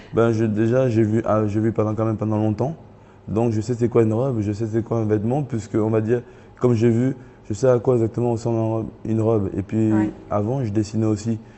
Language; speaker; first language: French; early bilingual, other home language; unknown